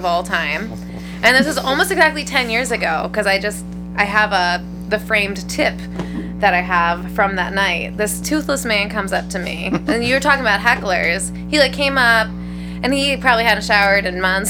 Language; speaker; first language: English; native; English